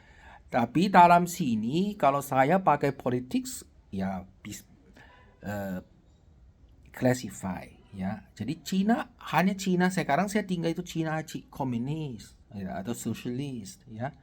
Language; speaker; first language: Indonesian; non-native, fluent; Chinese